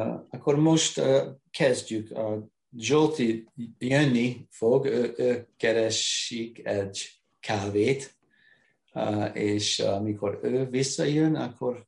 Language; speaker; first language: Hungarian; non-native, learner; English